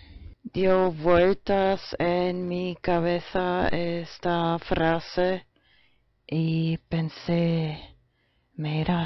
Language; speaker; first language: Spanish; non-native, fluent; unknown